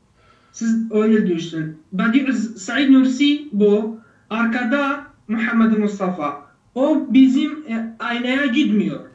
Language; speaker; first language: Turkish; non-native, learner; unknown